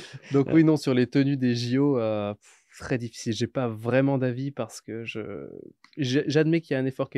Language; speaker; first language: French; native; French